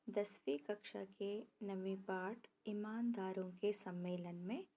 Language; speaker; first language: Hindi; non-native, local second language; Kannada